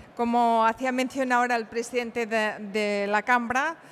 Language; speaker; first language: Spanish; non-native, local second language; Catalan